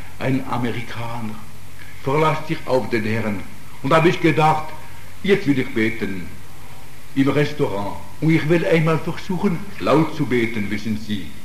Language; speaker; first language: German; non-native, fluent; Italian